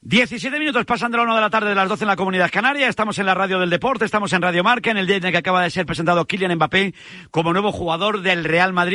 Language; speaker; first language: Spanish; native; Spanish